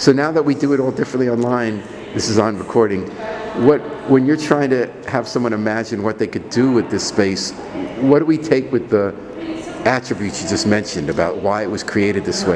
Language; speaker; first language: English; native; English